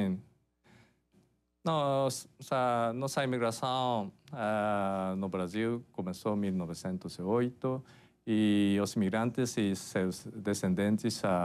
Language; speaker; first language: Portuguese; non-native, fluent; Japanese